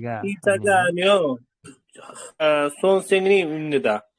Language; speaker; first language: Korean; non-native, learner; Uzbek